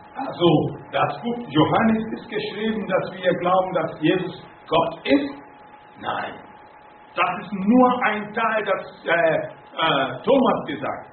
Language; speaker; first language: German; non-native, fluent; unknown